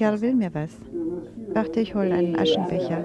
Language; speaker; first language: German; native; German